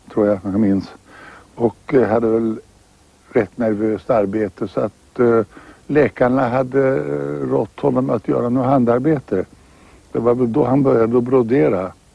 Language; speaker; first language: Swedish; native; Swedish